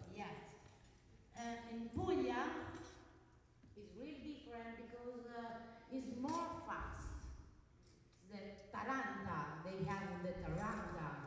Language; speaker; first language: English; non-native, learner; Italian